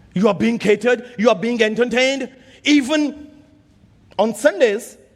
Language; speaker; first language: English; non-native, local second language; Urdu